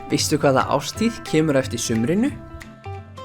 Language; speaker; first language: Icelandic; native; Icelandic